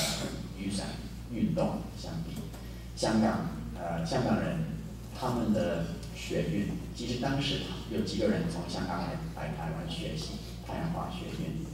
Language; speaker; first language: Chinese; non-native, fluent; English